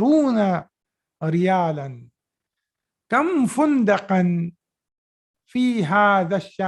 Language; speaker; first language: Arabic; non-native, fluent; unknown